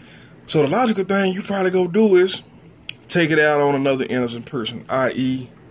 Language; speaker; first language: English; native; English